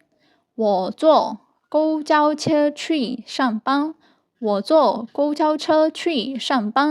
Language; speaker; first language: Chinese; non-native, fluent; Burmese